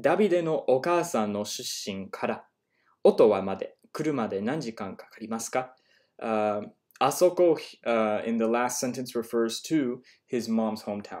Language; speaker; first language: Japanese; non-native, learner; English